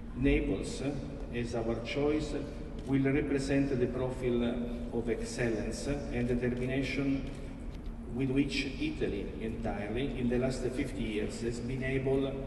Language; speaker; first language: English; non-native, fluent; Italian